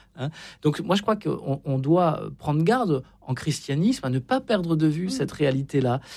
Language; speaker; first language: French; native; French